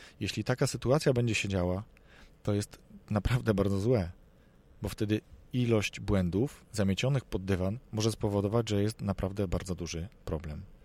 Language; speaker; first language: Polish; native; Polish